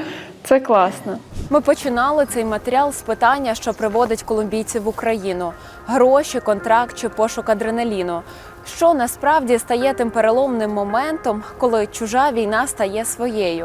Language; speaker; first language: Ukrainian; native; Ukrainian